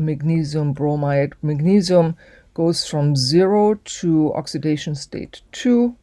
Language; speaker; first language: English; native; English